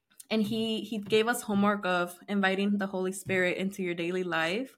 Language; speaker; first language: English; early bilingual, other home language; Spanish